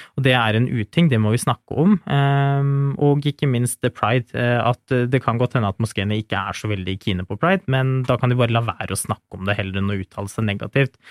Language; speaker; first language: Norwegian; early bilingual, other home language; Urdu